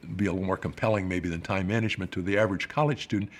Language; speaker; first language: English; native; English